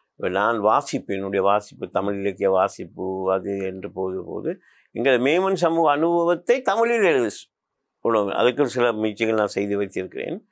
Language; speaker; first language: Tamil; non-native, local second language; Memoni